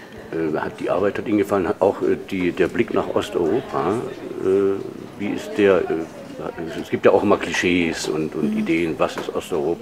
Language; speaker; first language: German; native; German